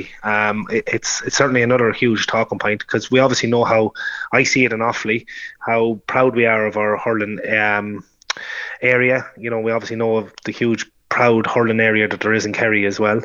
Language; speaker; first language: English; native; English